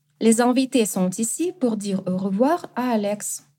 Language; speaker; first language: French; non-native, fluent; Russian